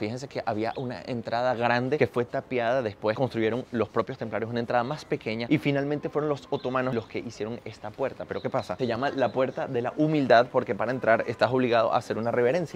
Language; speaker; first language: Spanish; native; Spanish